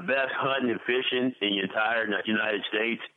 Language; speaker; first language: English; native; English